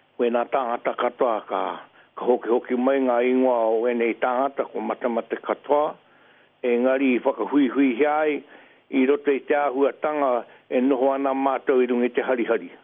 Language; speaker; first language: Māori; native; Māori